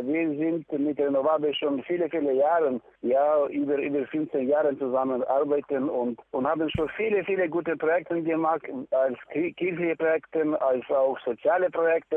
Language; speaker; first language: German; non-native, learner; Ukrainian